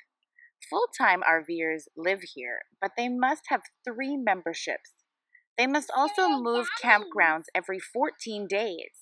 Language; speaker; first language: English; native; English